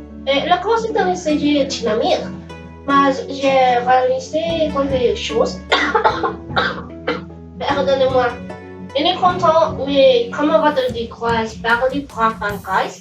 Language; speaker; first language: French; non-native, learner; Spanish